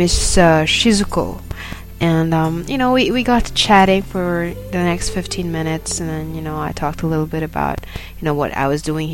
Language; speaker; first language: English; non-native, local second language; Filipino